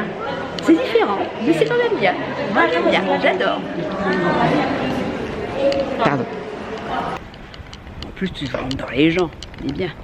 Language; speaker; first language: French; native; French